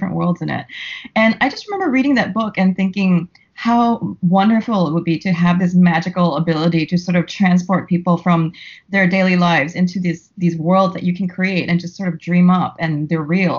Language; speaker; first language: English; native; English